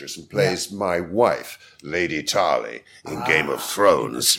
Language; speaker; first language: English; native; English